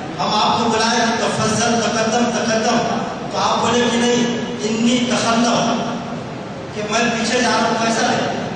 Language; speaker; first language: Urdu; non-native, local second language; Malayalam